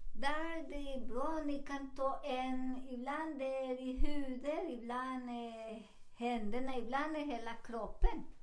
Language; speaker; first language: Swedish; non-native, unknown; Spanish